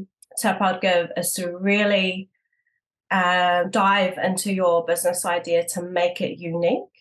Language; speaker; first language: English; native; English